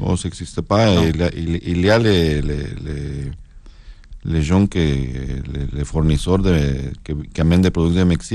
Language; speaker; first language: French; non-native, learner; Spanish